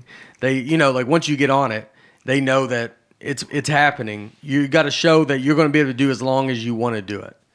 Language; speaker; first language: English; native; English